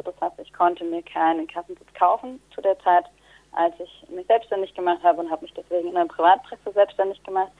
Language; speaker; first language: German; native; German